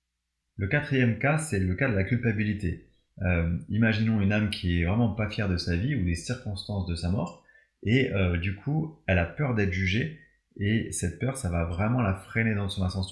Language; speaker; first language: French; native; French